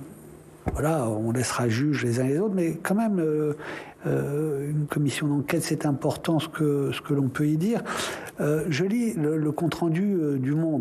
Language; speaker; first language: French; native; French